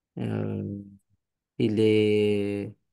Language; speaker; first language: French; non-native, learner; Romanian